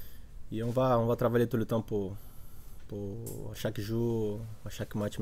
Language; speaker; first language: French; non-native, learner; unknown